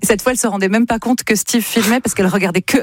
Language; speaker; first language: French; native; French